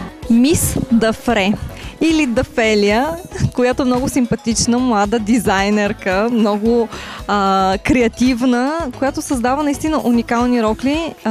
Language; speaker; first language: Bulgarian; native; Bulgarian